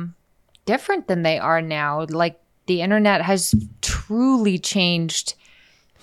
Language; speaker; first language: English; early bilingual, other home language; Icelandic